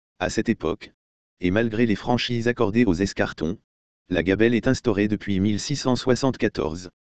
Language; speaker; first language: French; native; French